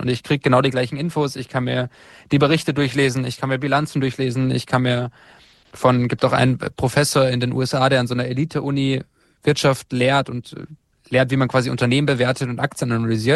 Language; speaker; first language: German; native; German